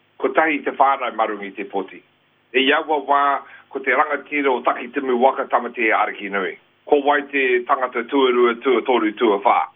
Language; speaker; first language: Māori; non-native, local second language; English